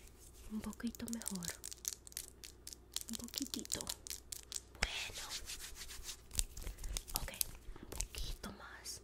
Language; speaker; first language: Spanish; non-native, learner; English